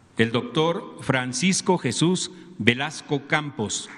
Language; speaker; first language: Spanish; native; Spanish